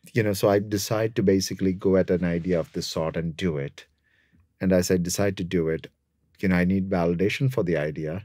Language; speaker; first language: English; non-native, local second language; Malayalam